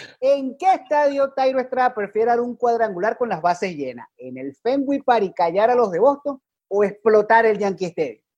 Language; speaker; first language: Spanish; native; Spanish